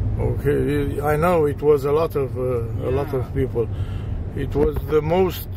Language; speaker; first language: English; non-native, fluent; Romanian